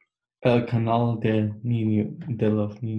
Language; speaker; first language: Spanish; non-native, learner; English